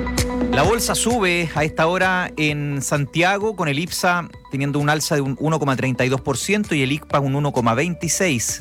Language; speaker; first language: Spanish; native; Spanish